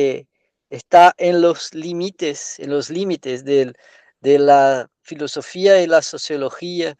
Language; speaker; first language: Spanish; non-native, fluent; Portuguese